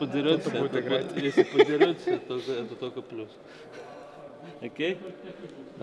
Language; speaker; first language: Russian; native; Russian